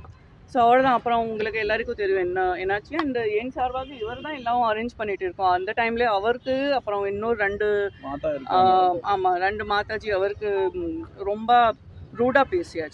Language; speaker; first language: Tamil; non-native, local second language; Gujarati